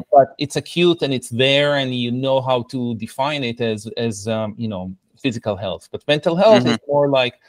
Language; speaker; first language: English; non-native, fluent; Hebrew